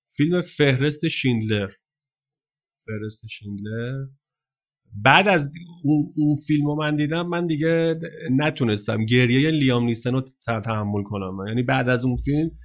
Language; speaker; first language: Persian; native; Persian